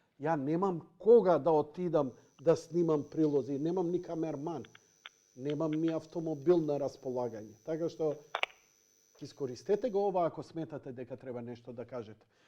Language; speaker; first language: Macedonian; native; Macedonian